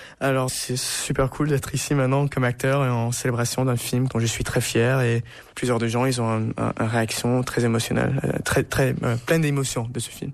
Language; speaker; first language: French; early bilingual, heritage; English